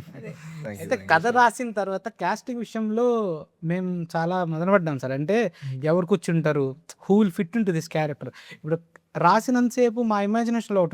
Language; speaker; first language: Telugu; native; Telugu